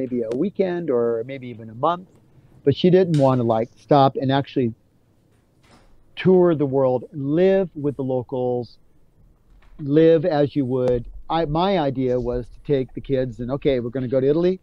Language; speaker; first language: English; native; English